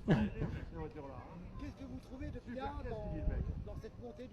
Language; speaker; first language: French; native; French